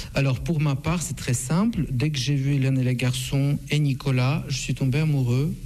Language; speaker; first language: French; non-native, fluent; Russian